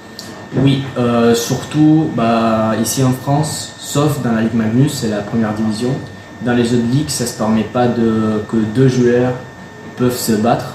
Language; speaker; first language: French; non-native, fluent; Spanish